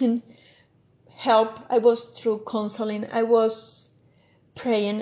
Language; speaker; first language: English; non-native, learner; Spanish